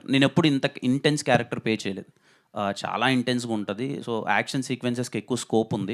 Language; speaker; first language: Telugu; native; Telugu